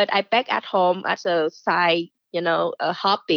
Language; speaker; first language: English; non-native, fluent; Vietnamese